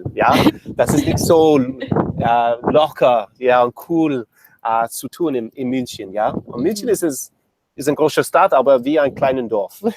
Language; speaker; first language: German; non-native, learner; English